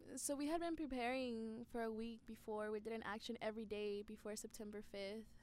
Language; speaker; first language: English; early bilingual, other home language; Spanish